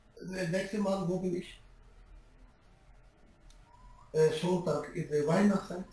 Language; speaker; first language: German; non-native, learner; Urdu